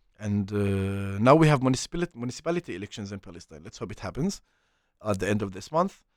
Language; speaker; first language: English; non-native, fluent; Arabic